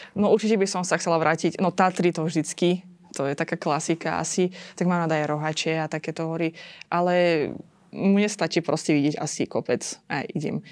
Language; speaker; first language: Slovak; non-native, fluent; Azerbaijani